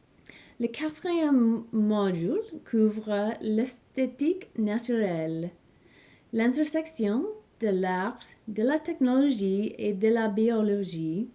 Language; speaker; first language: French; non-native, learner; English